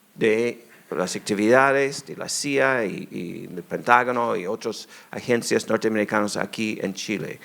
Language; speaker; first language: Spanish; non-native, fluent; English